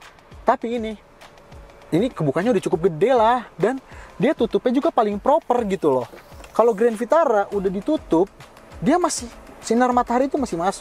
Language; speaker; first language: Indonesian; native; Indonesian